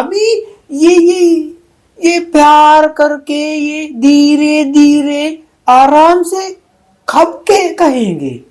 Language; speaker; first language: Hindi; non-native, fluent; Sinhala